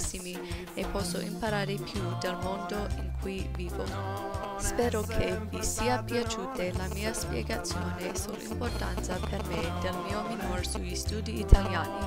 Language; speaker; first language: Italian; non-native, learner; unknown